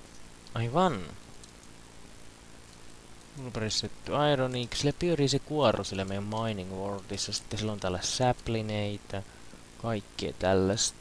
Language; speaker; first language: Finnish; native; Finnish